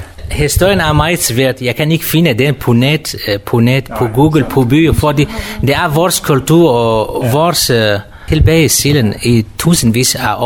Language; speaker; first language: Danish; non-native, learner; Kurdish